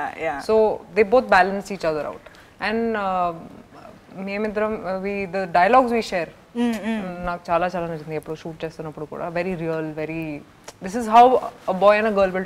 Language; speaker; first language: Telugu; non-native, fluent; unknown